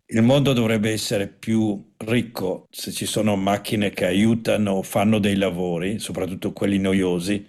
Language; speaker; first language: Italian; native; Italian